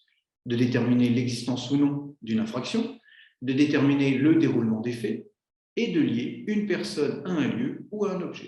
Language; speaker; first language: French; native; French